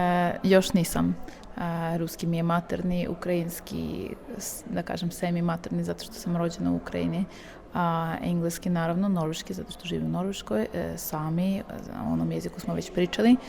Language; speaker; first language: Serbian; non-native, fluent; Russian